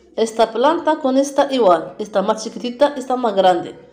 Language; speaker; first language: Spanish; non-native, learner; Arabic